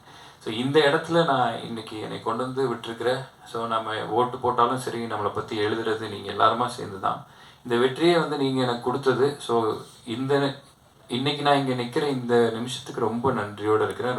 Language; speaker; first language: Tamil; native; Tamil